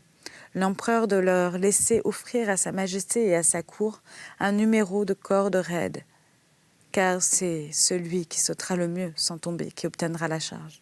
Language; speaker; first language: French; native; French